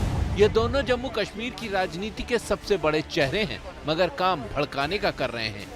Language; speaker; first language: Hindi; native; Hindi